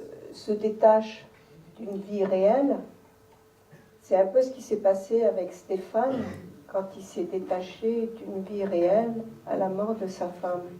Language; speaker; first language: French; native; French